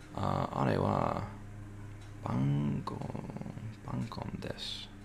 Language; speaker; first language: Japanese; non-native, learner; English